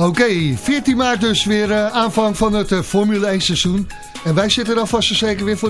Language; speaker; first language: Dutch; native; Dutch